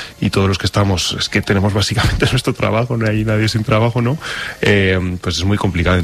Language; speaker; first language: Spanish; native; Spanish